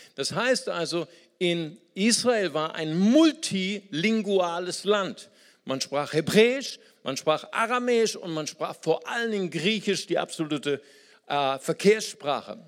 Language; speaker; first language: German; non-native, fluent; Portuguese